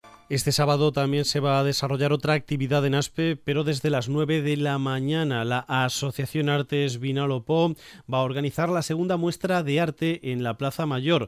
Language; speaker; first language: Spanish; native; Spanish